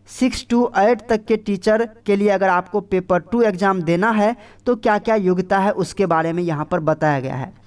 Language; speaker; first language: Hindi; native; Hindi